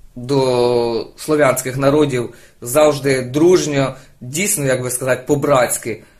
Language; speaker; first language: Ukrainian; non-native, local second language; Russian